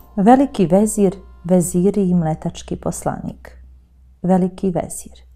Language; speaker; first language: Croatian; native; Croatian